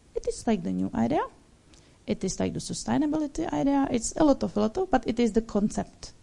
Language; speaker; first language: English; non-native, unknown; Czech